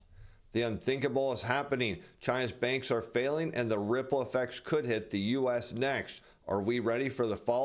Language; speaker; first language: English; native; English